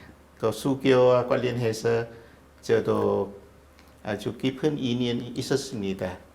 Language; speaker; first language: Korean; non-native, fluent; Vietnamese